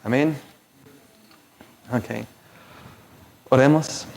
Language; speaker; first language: Spanish; non-native, fluent; Portuguese